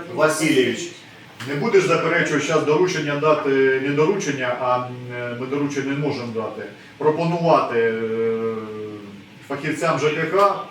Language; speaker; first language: Ukrainian; non-native, local second language; Russian